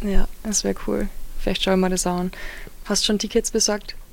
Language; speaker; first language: German; native; German